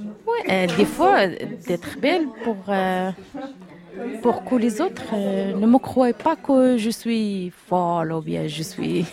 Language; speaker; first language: French; non-native, learner; Arabic